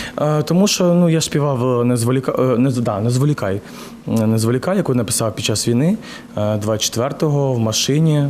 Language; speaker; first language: Ukrainian; native; Ukrainian